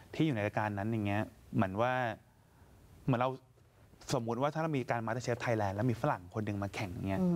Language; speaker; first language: Thai; native; Thai